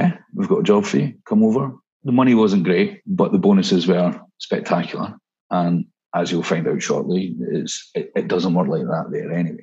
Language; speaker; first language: English; native; English